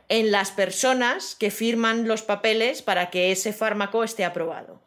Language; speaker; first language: Spanish; native; Spanish